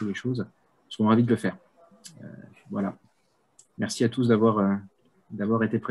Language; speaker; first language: French; native; French